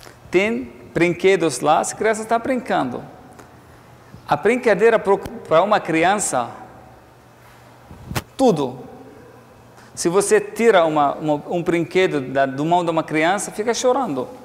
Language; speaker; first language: Portuguese; non-native, learner; Arabic